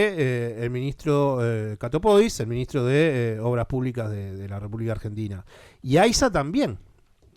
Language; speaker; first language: Spanish; native; Spanish